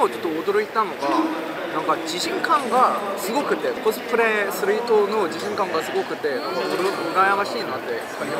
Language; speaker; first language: Japanese; non-native, learner; Korean